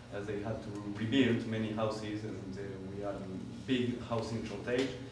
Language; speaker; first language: English; non-native, fluent; French